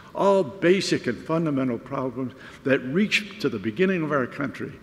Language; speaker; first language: English; native; English